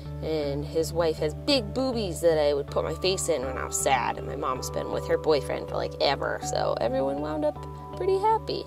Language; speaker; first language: English; native; English